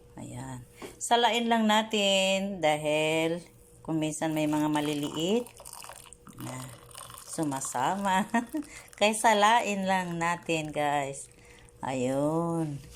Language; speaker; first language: Filipino; non-native, local second language; Iloko